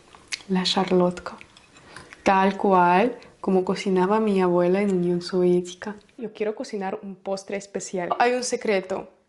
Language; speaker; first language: Spanish; non-native, learner; Russian